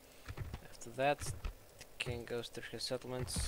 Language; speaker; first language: English; native; English